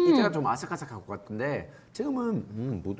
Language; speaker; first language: Korean; non-native, fluent; English